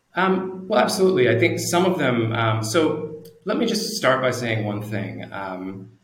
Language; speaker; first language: English; native; English